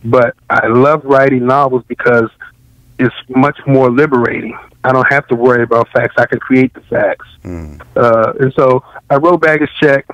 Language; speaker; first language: English; native; English